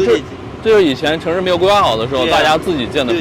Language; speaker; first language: Chinese; native; Chinese